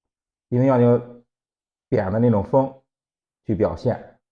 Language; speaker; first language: Chinese; native; Chinese